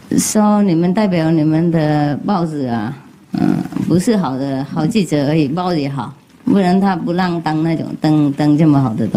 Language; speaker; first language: Chinese; non-native, fluent; Vietnamese